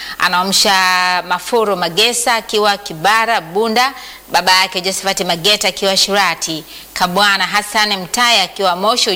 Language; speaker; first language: Swahili; native; Swahili